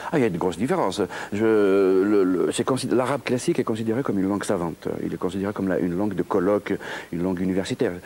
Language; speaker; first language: French; non-native, local second language; Kabyle